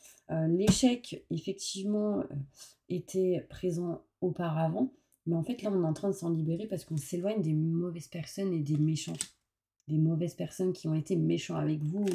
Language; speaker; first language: French; native; French